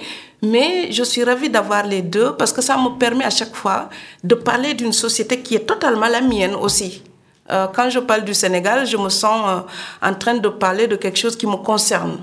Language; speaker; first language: French; non-native, local second language; Serer